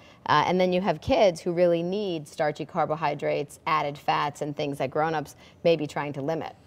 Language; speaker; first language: English; native; English